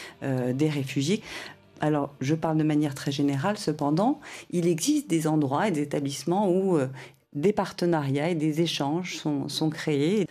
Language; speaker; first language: French; native; French